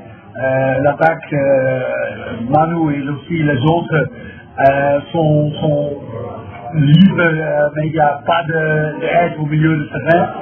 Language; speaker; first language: French; non-native, fluent; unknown